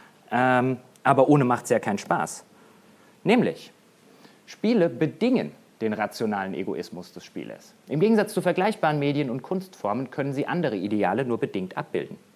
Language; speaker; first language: German; native; German